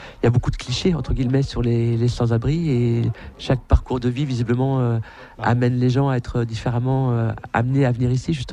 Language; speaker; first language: French; native; French